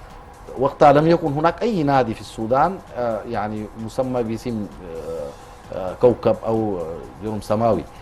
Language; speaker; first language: Arabic; native; Arabic